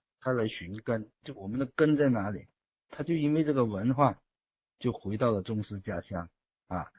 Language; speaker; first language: Chinese; native; Chinese